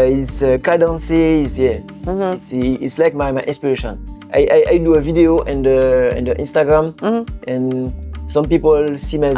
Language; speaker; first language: English; non-native, learner; French